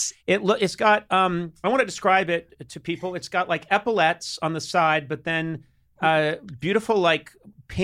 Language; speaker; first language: English; native; English